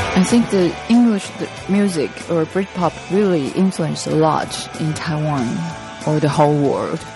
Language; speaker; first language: English; non-native, learner; Chinese